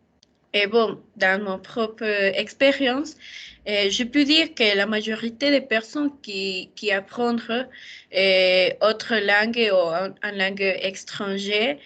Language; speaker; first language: French; non-native, learner; Spanish